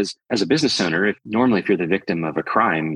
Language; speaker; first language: English; native; English